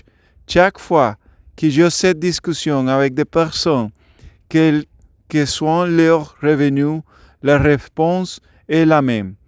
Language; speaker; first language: French; non-native, learner; Spanish